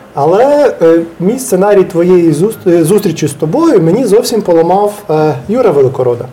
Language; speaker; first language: Ukrainian; native; Ukrainian